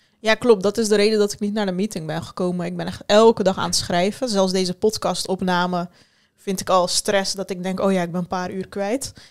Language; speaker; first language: Dutch; early bilingual, other home language; Turkish